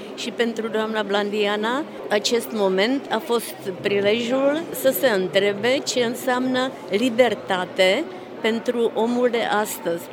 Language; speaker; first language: Romanian; non-native, fluent; Czech